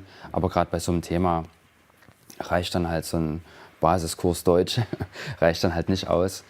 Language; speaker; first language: German; native; German